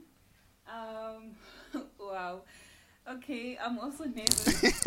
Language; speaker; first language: English; non-native, local second language; Venda